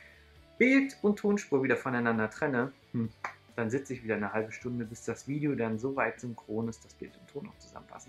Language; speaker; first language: German; native; German